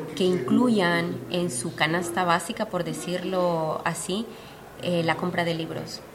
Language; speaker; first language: Spanish; native; Spanish